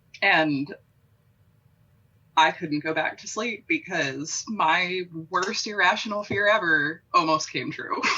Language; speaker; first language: English; native; English